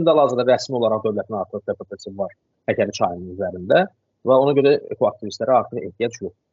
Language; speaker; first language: Azerbaijani; non-native, local second language; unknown